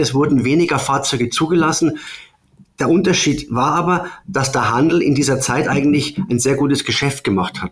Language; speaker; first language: German; native; German